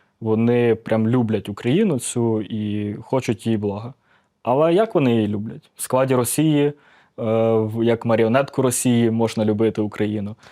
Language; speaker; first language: Ukrainian; native; Ukrainian